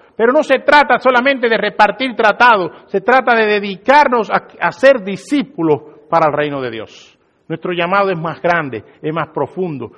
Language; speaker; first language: Spanish; native; Spanish